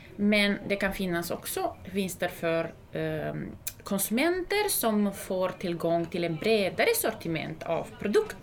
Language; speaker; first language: Swedish; non-native, fluent; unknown